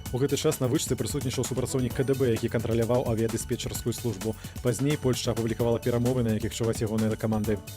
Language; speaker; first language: Belarusian; native; Belarusian